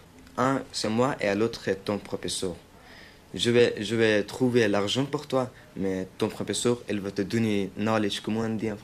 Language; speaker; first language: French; non-native, learner; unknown